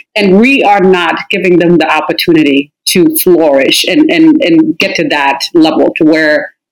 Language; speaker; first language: English; non-native, fluent; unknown